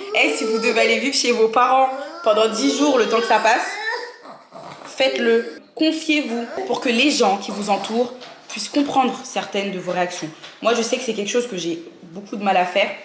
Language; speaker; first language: French; native; French